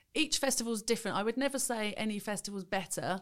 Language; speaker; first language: English; native; English